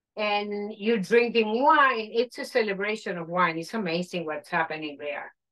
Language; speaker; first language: English; non-native, fluent; Spanish